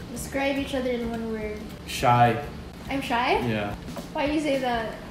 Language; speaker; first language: English; non-native, local second language; Filipino